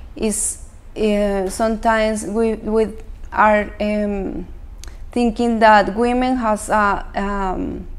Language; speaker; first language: English; non-native, fluent; Spanish